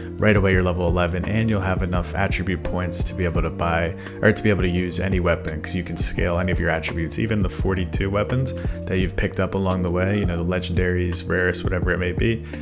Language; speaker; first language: English; native; English